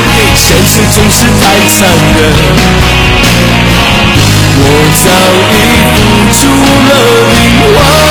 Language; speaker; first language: Chinese; native; Chinese